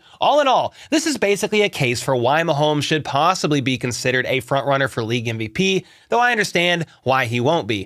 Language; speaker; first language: English; native; English